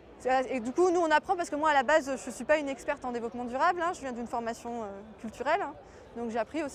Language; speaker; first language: French; native; French